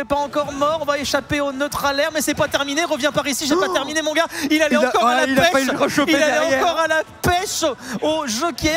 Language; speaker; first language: French; native; French